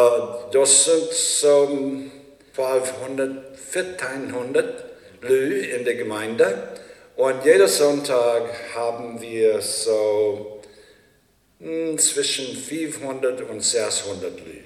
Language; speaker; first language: German; early bilingual, heritage; Low German